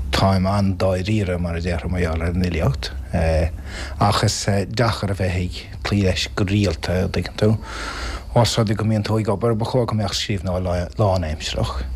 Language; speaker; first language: Irish; non-native, local second language; English